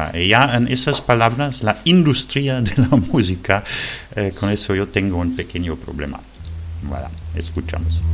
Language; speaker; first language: Spanish; non-native, fluent; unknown